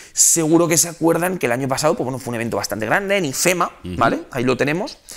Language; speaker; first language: Spanish; native; Spanish